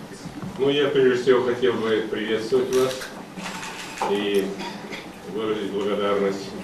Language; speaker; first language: Russian; native; Russian